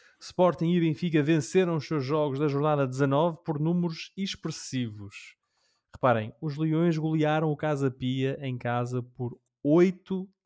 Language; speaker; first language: Portuguese; early bilingual, heritage; Portuguese